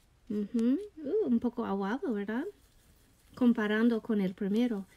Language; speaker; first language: Spanish; non-native, learner; English